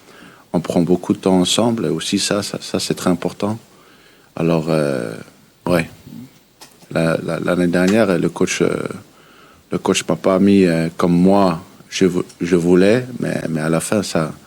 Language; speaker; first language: French; early bilingual, heritage; French